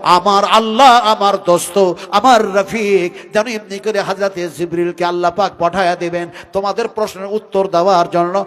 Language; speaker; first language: Bangla; non-native, local second language; Hindi